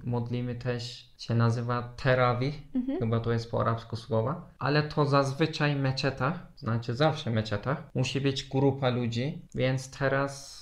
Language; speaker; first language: Polish; non-native, learner; Turkish